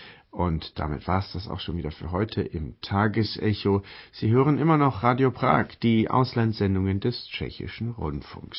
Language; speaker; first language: German; native; German